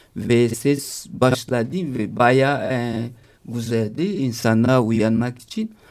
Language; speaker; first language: Turkish; non-native, learner; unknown